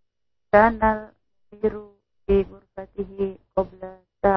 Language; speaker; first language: Arabic; non-native, learner; Indonesian